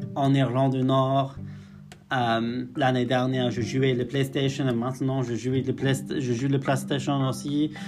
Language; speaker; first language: French; non-native, fluent; English